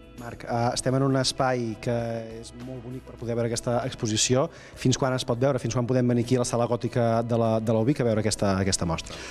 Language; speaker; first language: Catalan; native; Catalan